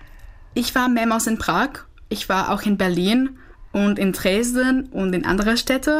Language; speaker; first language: German; non-native, fluent; Czech